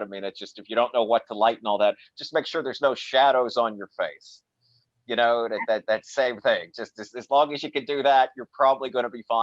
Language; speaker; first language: English; native; English